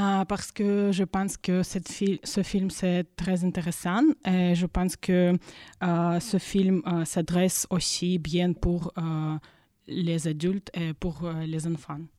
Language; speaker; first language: French; non-native, learner; Russian